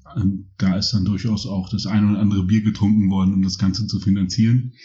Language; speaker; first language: German; native; German